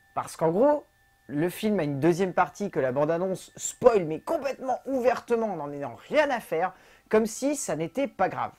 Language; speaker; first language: French; native; French